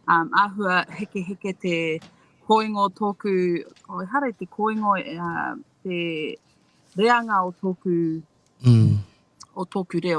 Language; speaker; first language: Māori; non-native, local second language; English